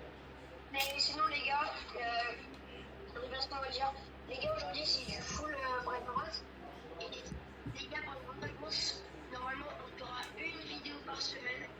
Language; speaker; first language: French; native; French